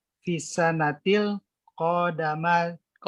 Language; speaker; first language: Arabic; non-native, learner; Indonesian